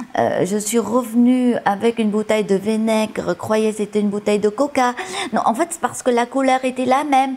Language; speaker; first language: French; early bilingual, other home language; Vietnamese